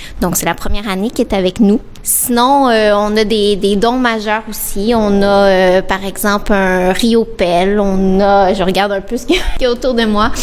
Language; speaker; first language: French; native; French